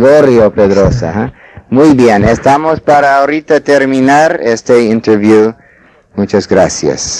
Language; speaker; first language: Spanish; non-native, fluent; English